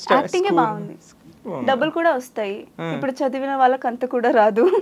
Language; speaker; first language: Telugu; non-native, local second language; Kannada